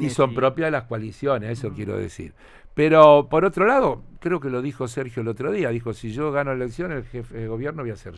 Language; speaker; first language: Spanish; native; Spanish